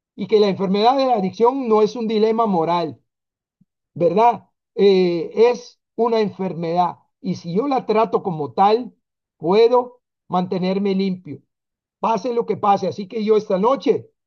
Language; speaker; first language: Spanish; non-native, fluent; Italian